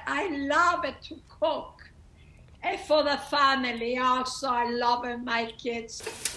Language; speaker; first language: English; non-native, learner; Italian